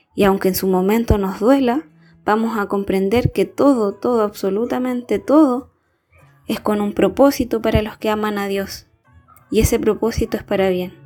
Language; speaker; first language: Spanish; native; Spanish